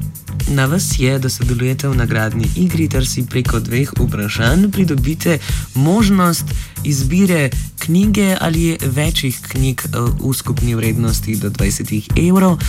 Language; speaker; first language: Slovenian; native; Slovenian